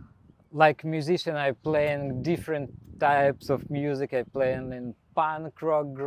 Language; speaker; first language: English; non-native, learner; Belarusian